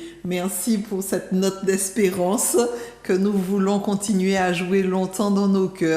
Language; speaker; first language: French; native; French